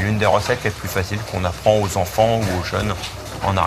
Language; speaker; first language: French; native; French